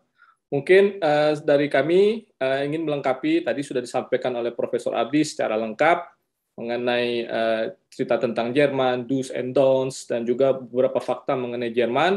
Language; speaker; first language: Indonesian; native; Indonesian